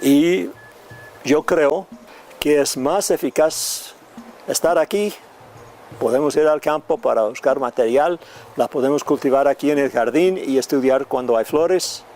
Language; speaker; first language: Spanish; non-native, fluent; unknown